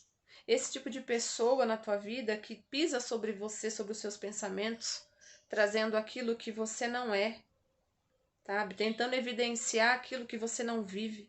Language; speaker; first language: Portuguese; native; Portuguese